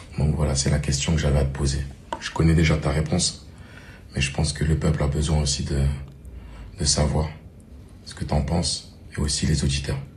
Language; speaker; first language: French; native; French